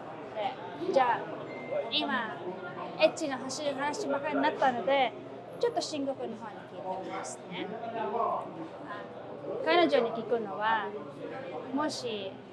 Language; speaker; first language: Japanese; non-native, fluent; Filipino